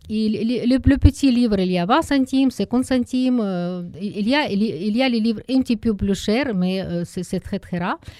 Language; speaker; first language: French; non-native, learner; Russian